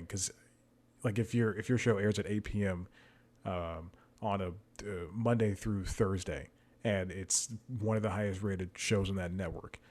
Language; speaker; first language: English; native; English